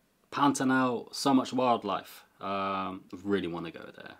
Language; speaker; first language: English; native; English